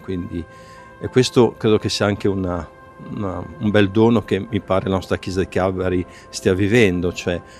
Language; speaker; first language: Italian; native; Italian